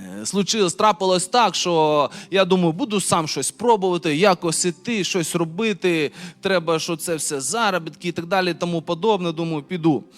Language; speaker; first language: Ukrainian; non-native, local second language; Russian